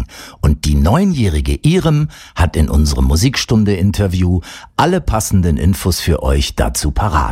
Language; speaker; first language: German; native; German